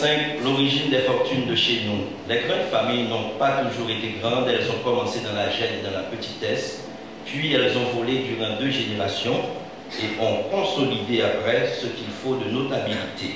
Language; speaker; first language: French; non-native, local second language; Haitian Creole